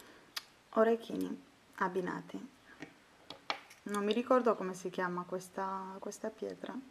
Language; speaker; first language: Italian; non-native, fluent; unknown